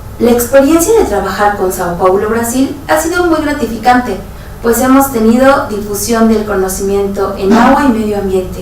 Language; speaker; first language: Spanish; native; Spanish